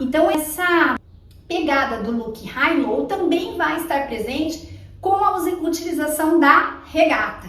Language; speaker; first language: Portuguese; native; Portuguese